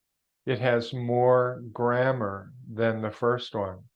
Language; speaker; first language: English; non-native, fluent; Vietnamese